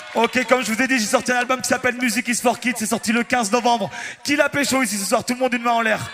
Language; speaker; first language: French; native; French